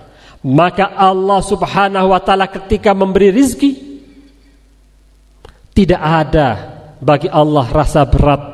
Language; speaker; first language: Indonesian; native; Indonesian